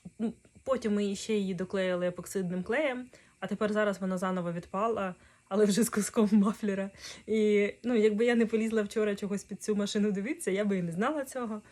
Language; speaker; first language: Ukrainian; non-native, local second language; Russian